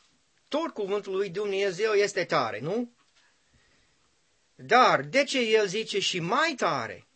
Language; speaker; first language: Romanian; non-native, learner; English